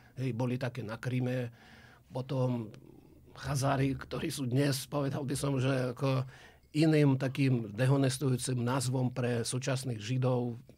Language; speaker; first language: Slovak; non-native, fluent; Russian